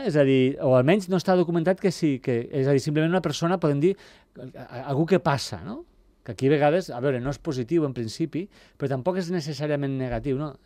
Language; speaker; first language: Catalan; native; Catalan